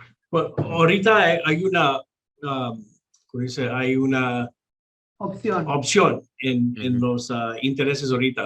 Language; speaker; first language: Spanish; non-native, local second language; English